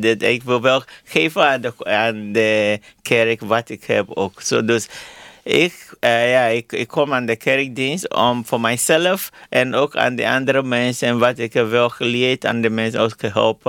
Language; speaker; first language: Dutch; non-native, learner; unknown